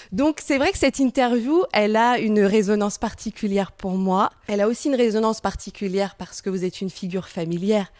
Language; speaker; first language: French; native; French